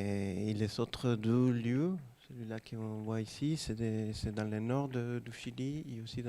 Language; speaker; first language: French; non-native, fluent; Spanish